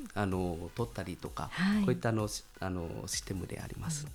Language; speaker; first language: Japanese; non-native, fluent; Vietnamese